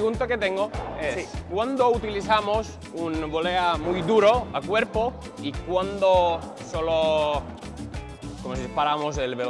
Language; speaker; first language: Spanish; non-native, learner; Finnish